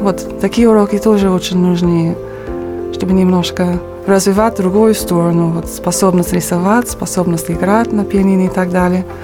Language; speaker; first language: Russian; non-native, fluent; English